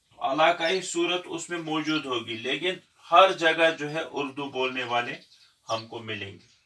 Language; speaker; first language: Urdu; non-native, local second language; Kashmiri